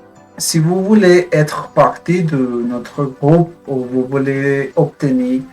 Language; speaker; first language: French; non-native, fluent; Spanish